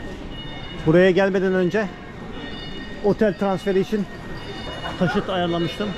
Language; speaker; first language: Turkish; native; Turkish